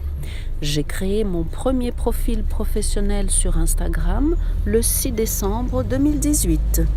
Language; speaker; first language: French; non-native, fluent; Portuguese